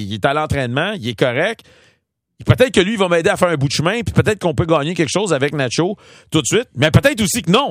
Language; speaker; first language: French; native; French